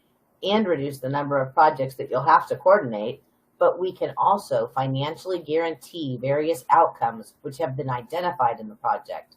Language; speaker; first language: English; native; English